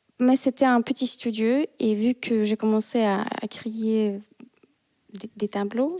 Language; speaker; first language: French; non-native, fluent; Russian